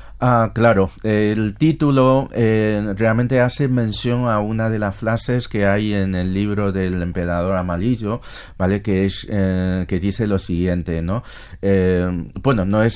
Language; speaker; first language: Spanish; non-native, fluent; Chinese